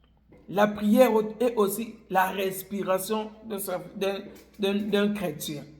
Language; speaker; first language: French; non-native, local second language; Lingala